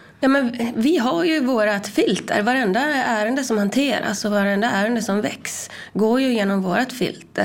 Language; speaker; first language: Swedish; native; Swedish